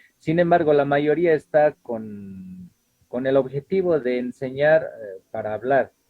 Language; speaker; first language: Spanish; non-native, local second language; Aymara